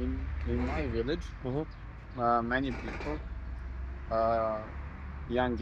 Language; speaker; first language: English; non-native, learner; Serbian